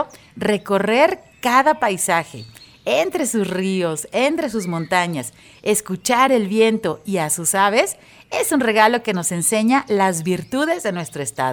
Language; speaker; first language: Spanish; native; Spanish